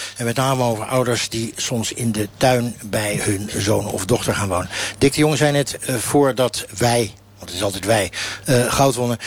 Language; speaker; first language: Dutch; native; Dutch